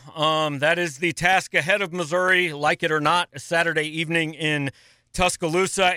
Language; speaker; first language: English; native; English